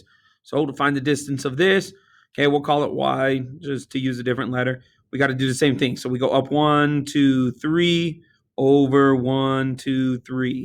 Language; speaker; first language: English; native; English